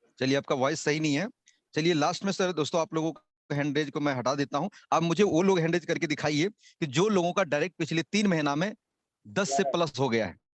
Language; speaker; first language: Hindi; native; Hindi